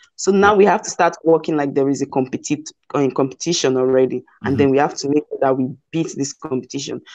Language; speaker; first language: English; non-native, local second language; Igbo